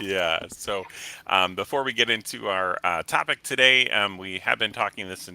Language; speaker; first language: English; native; English